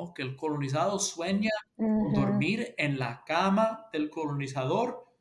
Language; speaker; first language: Spanish; early bilingual, heritage; Spanish